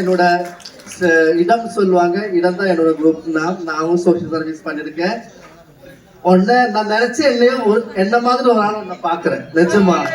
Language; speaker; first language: Tamil; non-native, learner; Malayalam